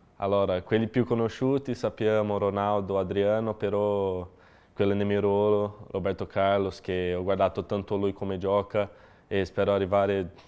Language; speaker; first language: Italian; non-native, fluent; Portuguese